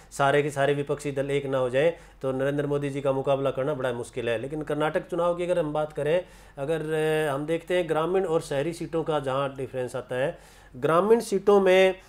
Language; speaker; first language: Hindi; native; Hindi